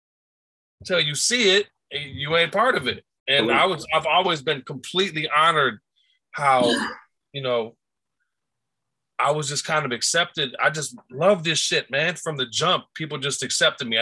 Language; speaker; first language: English; native; English